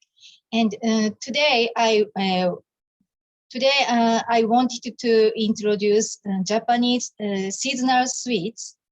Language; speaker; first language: English; non-native, learner; Japanese